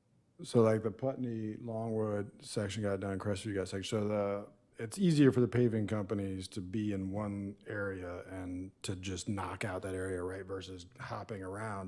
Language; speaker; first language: English; native; English